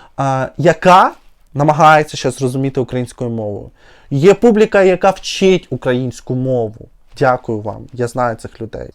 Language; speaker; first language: Ukrainian; non-native, local second language; Russian